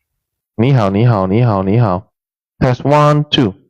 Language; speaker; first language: Chinese; non-native, learner; Filipino